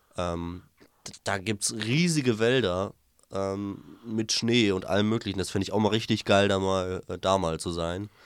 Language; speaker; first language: German; native; German